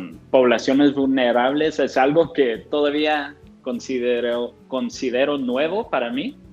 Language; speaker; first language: Spanish; non-native, fluent; English